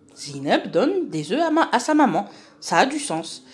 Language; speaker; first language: French; non-native, local second language; Arabic